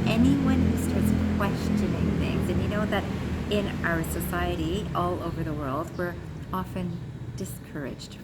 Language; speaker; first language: English; native; English